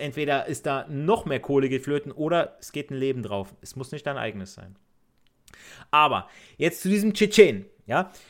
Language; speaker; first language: German; native; German